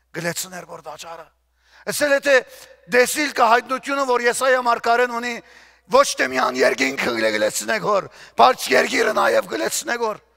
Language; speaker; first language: Armenian; early bilingual, heritage; Armenian